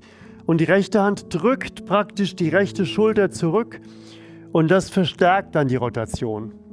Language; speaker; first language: German; native; German